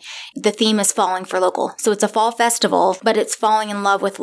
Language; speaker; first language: English; native; English